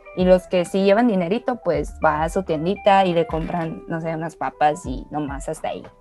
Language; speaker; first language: Spanish; early bilingual, other home language; Chinese